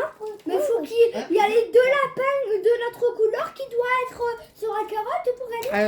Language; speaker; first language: French; native; French